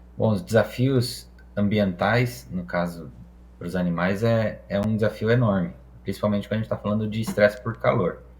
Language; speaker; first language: Portuguese; non-native, fluent; Hebrew